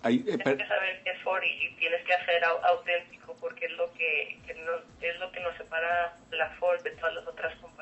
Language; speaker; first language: Spanish; early bilingual, heritage; Spanish